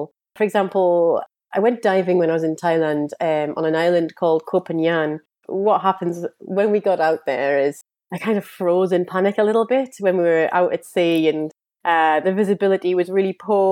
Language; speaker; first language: English; native; English